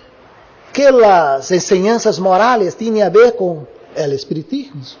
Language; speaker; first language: Spanish; non-native, learner; Portuguese